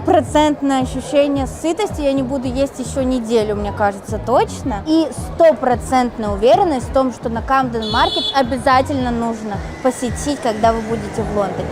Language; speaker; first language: Russian; native; Russian